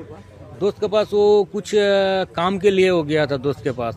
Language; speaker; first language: Hindi; non-native, local second language; Bangla